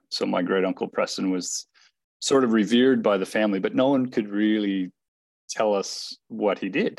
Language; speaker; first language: English; native; English